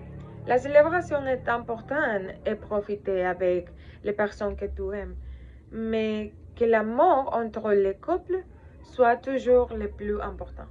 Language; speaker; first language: French; non-native, learner; Spanish